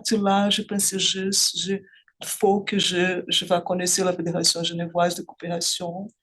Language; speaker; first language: French; non-native, fluent; Portuguese